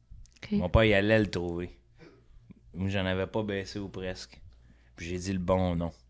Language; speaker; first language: French; native; French